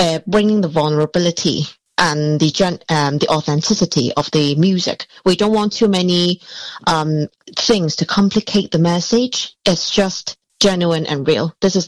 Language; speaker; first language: English; non-native, local second language; Cantonese